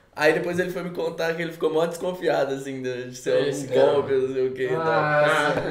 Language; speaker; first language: Portuguese; native; Portuguese